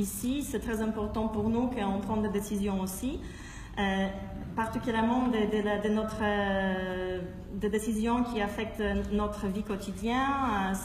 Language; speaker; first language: French; non-native, fluent; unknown